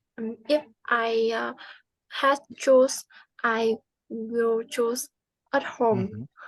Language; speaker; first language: English; non-native, learner; Vietnamese